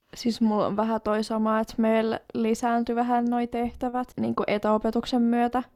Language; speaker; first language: Finnish; non-native, local second language; Swedish